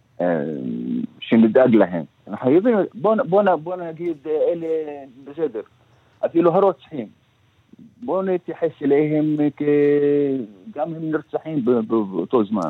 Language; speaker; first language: Hebrew; non-native, local second language; Arabic